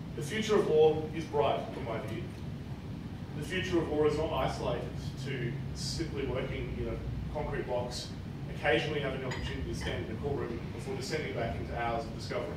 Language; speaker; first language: English; native; English